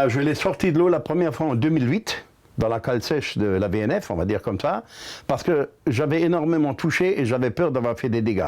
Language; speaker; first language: French; native; French